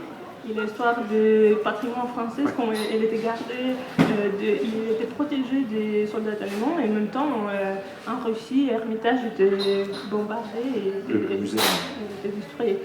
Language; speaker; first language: French; non-native, fluent; Russian